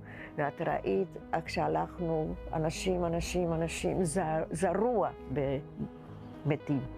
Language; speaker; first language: Hebrew; non-native, fluent; Czech